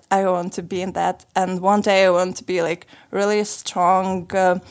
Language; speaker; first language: English; non-native, fluent; Lithuanian